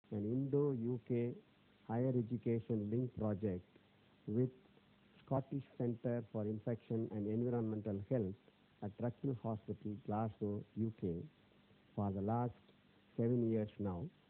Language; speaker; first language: English; non-native, local second language; Tamil